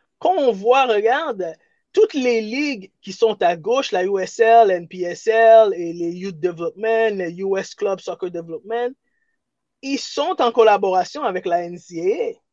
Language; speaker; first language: French; early bilingual, other home language; Haitian Creole